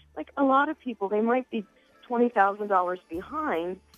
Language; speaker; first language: English; native; English